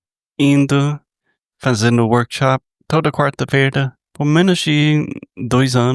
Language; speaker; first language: Portuguese; non-native, fluent; English